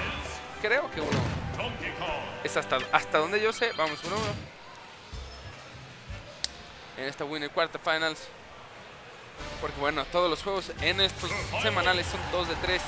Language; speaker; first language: Spanish; native; Spanish